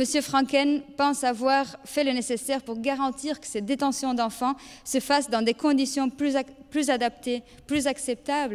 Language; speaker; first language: French; native; French